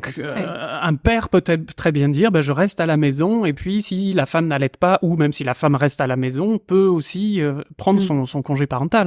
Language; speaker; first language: French; native; French